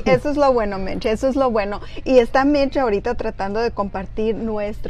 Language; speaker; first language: Spanish; native; Spanish